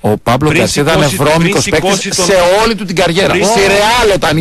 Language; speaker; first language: Greek; native; Greek